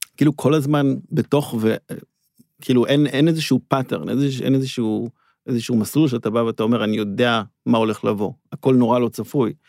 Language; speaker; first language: Hebrew; native; Hebrew